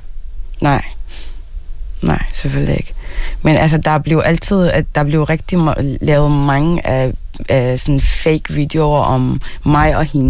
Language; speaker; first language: Danish; non-native, fluent; Arabic